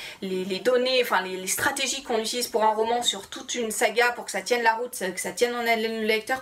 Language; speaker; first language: French; native; French